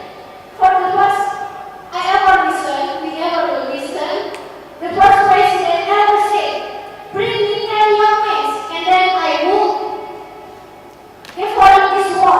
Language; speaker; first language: English; non-native, learner; Indonesian